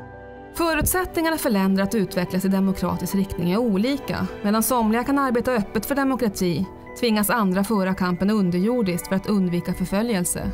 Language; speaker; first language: Swedish; native; Swedish